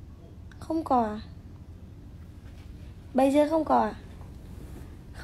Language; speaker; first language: Vietnamese; non-native, learner; Indonesian